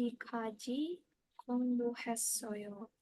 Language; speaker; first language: Korean; non-native, learner; Indonesian